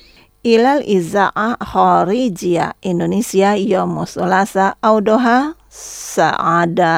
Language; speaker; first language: Arabic; non-native, learner; Indonesian